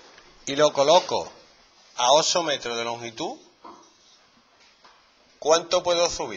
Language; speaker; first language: Spanish; native; Spanish